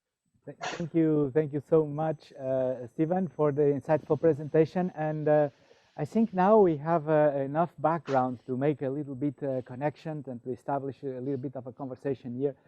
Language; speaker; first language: English; non-native, fluent; Portuguese